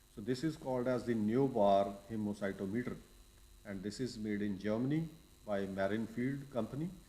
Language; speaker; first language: English; non-native, local second language; Punjabi